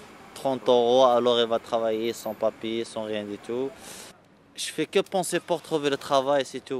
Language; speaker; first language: French; non-native, learner; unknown